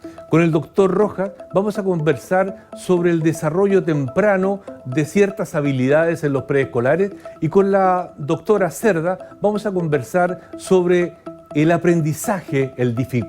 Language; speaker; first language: Spanish; native; Spanish